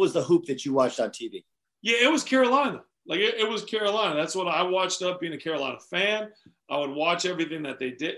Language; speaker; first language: English; native; English